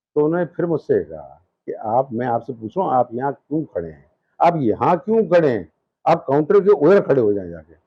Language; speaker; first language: Urdu; native; Urdu